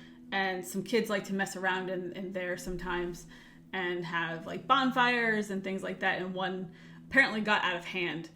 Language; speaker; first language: English; native; English